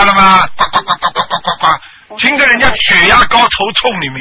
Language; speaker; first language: Chinese; native; Chinese